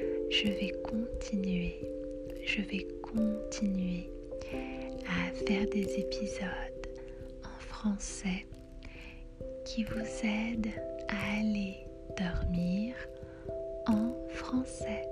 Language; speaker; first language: French; native; French